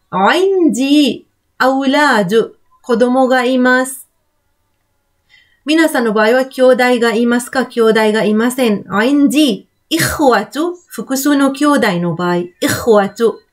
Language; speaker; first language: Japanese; non-native, fluent; Arabic